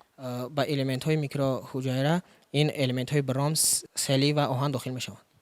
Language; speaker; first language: Tajik; native; Tajik